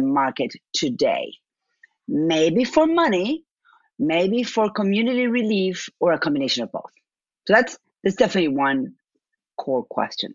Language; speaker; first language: English; non-native, fluent; Spanish